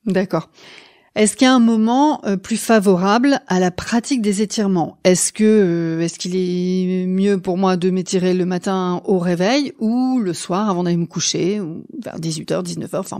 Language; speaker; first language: French; native; French